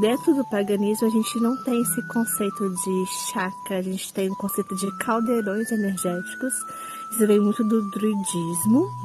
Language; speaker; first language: Portuguese; native; Portuguese